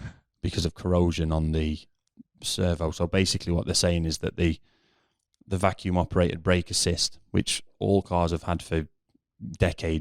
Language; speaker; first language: English; native; English